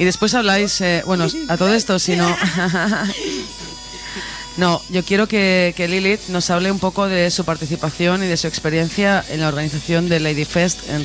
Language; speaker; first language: Spanish; native; Spanish